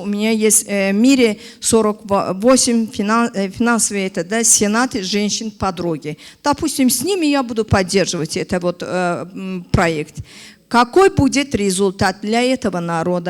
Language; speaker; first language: Russian; non-native, learner; Azerbaijani